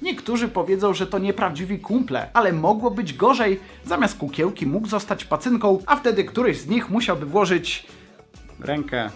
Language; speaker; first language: Polish; native; Polish